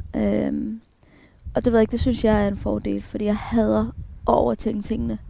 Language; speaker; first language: Danish; early bilingual, other home language; Arabic